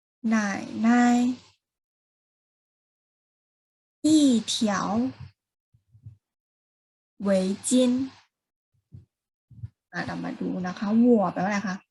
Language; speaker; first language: Chinese; non-native, fluent; Thai